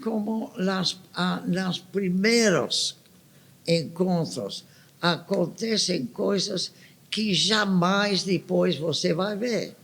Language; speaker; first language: Portuguese; non-native, fluent; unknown